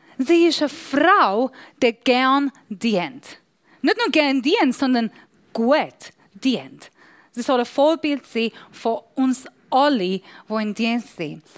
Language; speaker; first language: German; non-native, fluent; Persian